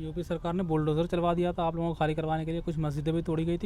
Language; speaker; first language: Hindi; native; Hindi